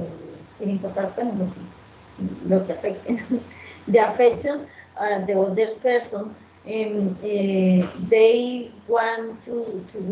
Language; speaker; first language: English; non-native, learner; Spanish